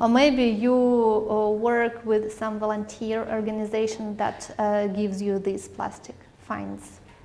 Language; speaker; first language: English; non-native, fluent; Russian